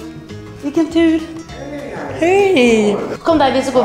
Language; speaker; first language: Swedish; native; Swedish